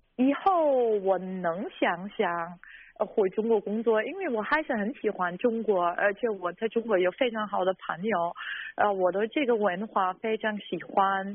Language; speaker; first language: Chinese; non-native, fluent; German